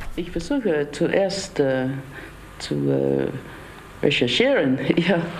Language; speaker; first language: German; non-native, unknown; English